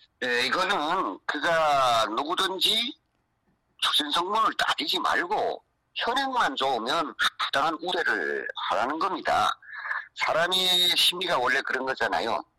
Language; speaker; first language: Korean; native; Korean